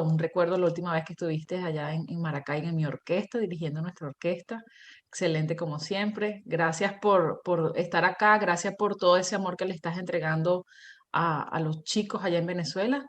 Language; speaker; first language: Spanish; native; Spanish